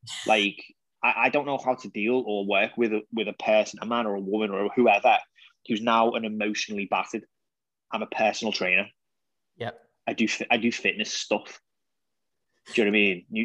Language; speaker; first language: English; native; English